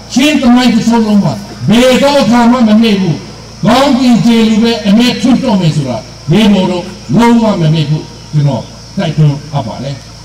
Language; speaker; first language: Burmese; non-native, local second language; Hakha Chin